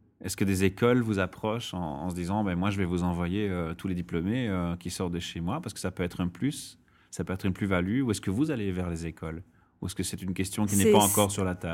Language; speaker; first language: French; native; French